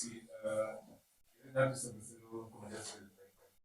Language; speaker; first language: Spanish; non-native, learner; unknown